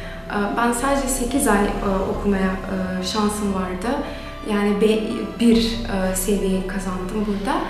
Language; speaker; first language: Turkish; non-native, fluent; Macedonian